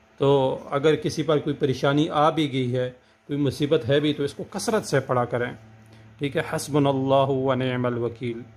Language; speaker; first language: Urdu; native; Urdu